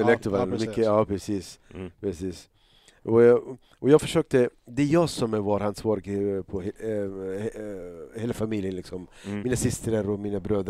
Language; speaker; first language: Swedish; non-native, learner; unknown